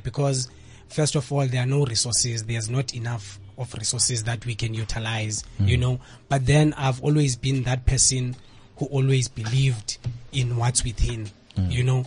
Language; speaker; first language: English; non-native, local second language; Xhosa